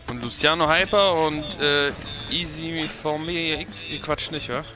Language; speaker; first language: German; native; German